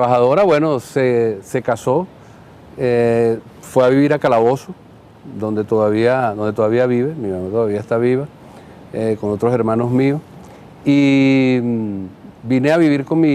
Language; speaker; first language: Spanish; native; Spanish